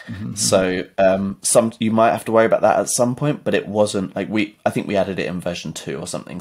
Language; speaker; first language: English; native; English